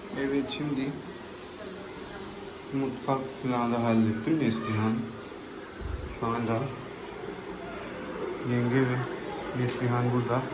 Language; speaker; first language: Turkish; non-native, learner; Urdu